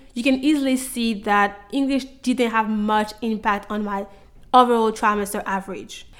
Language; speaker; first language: English; non-native, fluent; French